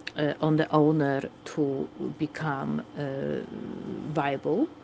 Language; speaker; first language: English; non-native, fluent; Polish